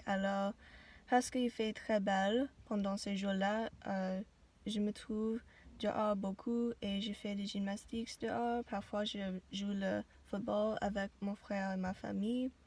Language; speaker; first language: French; non-native, learner; English